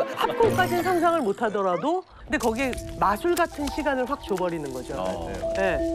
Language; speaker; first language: Korean; native; Korean